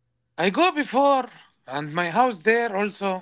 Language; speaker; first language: English; non-native, learner; Arabic